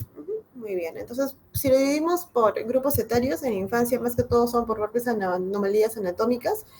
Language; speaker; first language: Spanish; native; Spanish